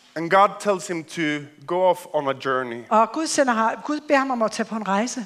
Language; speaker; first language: English; non-native, fluent; Swedish